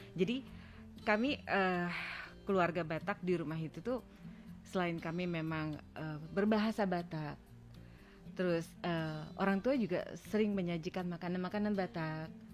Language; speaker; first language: Indonesian; native; Indonesian